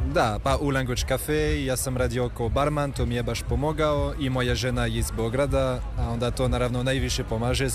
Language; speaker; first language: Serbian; non-native, fluent; French